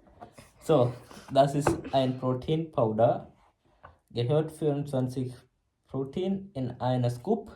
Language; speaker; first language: German; non-native, learner; Malayalam